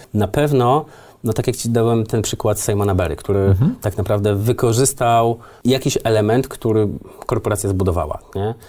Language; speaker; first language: Polish; native; Polish